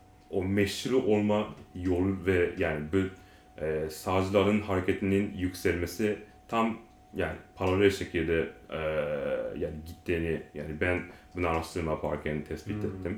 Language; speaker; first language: Turkish; non-native, learner; Japanese